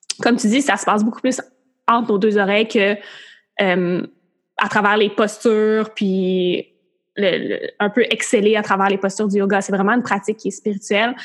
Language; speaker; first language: French; native; French